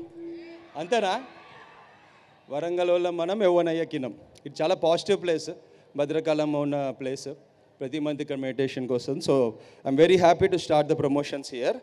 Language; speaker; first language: Telugu; native; Telugu